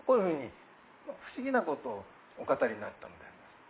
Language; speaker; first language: Japanese; native; Japanese